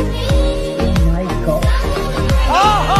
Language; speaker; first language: English; non-native, learner; Hindi